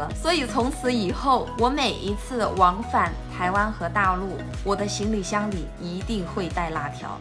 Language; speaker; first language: Chinese; native; Chinese